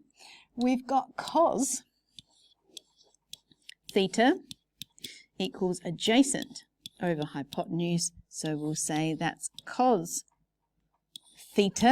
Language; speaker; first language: English; native; English